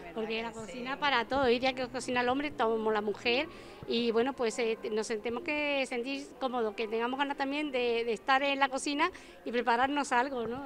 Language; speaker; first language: Spanish; native; Spanish